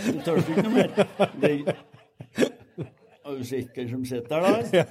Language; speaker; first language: Norwegian; native; Norwegian